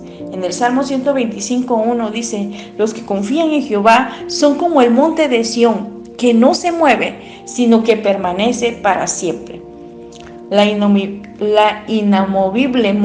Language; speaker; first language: Spanish; native; Spanish